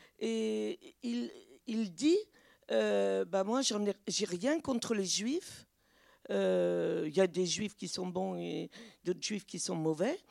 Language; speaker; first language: French; native; French